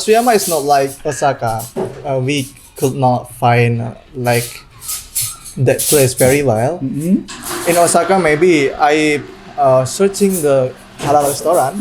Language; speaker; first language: English; non-native, learner; Indonesian